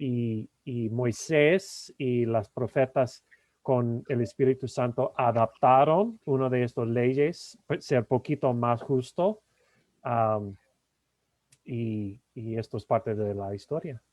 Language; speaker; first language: Spanish; non-native, fluent; English